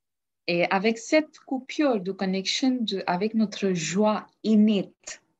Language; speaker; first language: French; non-native, learner; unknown